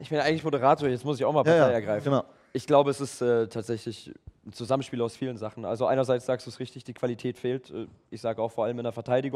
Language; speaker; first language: German; native; German